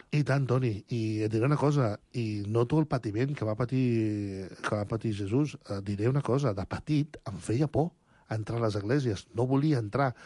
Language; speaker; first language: Catalan; early bilingual, other home language; Spanish